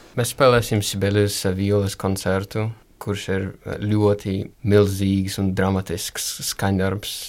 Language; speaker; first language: Latvian; early bilingual, other home language; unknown